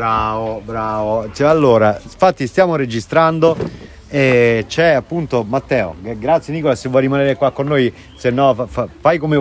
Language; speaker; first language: Italian; native; Italian